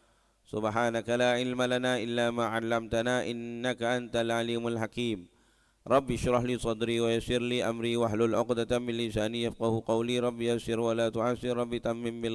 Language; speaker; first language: Arabic; non-native, fluent; Indonesian